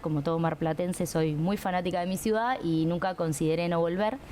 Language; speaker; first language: Spanish; native; Spanish